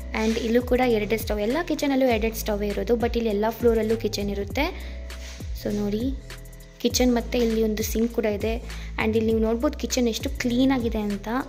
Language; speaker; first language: Kannada; non-native, local second language; Telugu